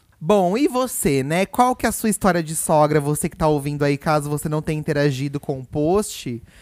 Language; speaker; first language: Portuguese; native; Portuguese